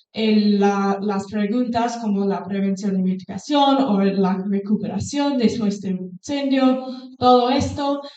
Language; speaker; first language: Spanish; non-native, fluent; English